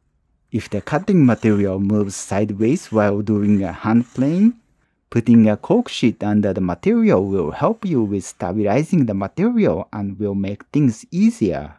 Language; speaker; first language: English; non-native, fluent; Japanese